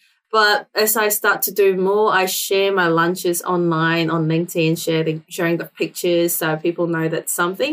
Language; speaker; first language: English; non-native, local second language; Cantonese